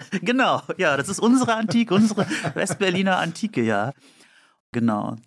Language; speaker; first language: German; native; German